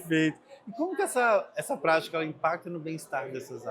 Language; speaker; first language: Portuguese; native; Portuguese